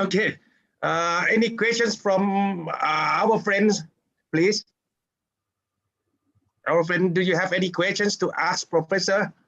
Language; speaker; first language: English; non-native, fluent; Thai